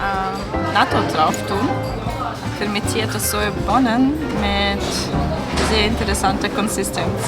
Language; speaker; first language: German; non-native, fluent; Russian